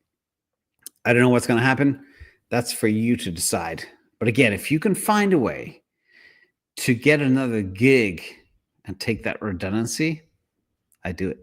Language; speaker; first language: English; native; English